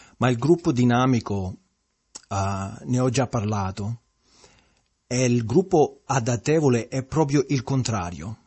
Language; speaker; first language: Italian; early bilingual, heritage; Italian